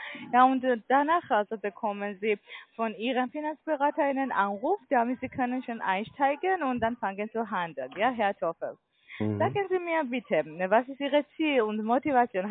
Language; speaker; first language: German; non-native, learner; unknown